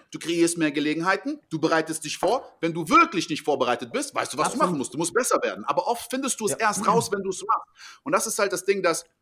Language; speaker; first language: German; non-native, fluent; French